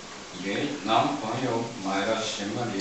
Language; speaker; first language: Chinese; non-native, learner; Japanese